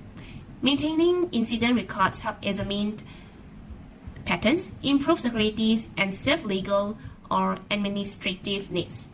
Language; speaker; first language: English; non-native, local second language; Malay